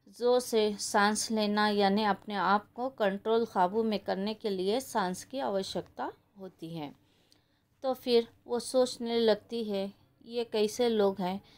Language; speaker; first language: Hindi; non-native, local second language; Kannada